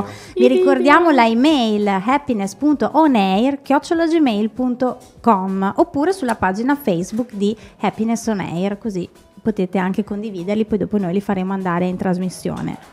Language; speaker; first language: Italian; native; Italian